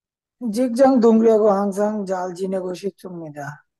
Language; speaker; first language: Korean; non-native, learner; Bangla